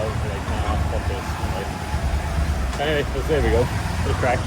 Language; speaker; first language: English; native; English